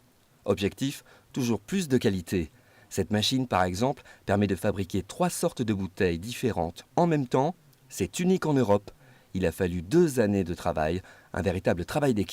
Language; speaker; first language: French; native; French